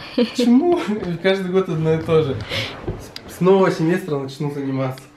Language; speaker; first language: Russian; early bilingual, heritage; Russian